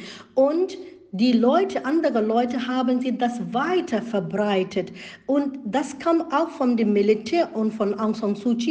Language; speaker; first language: German; non-native, learner; Rohingya